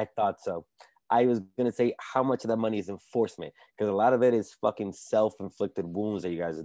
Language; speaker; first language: English; early bilingual, other home language; Spanish